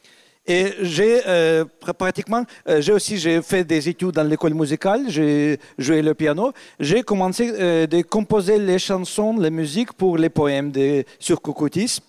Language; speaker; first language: French; non-native, fluent; Russian